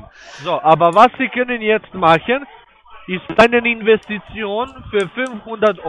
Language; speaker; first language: German; non-native, learner; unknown